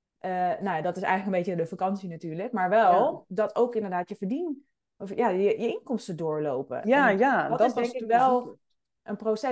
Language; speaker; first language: Dutch; native; Dutch